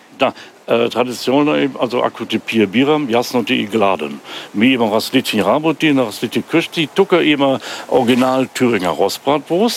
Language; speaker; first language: Bulgarian; non-native, learner; German